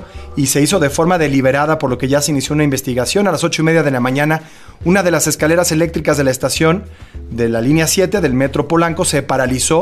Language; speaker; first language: Spanish; native; Spanish